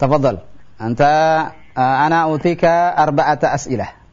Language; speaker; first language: Arabic; non-native, fluent; Indonesian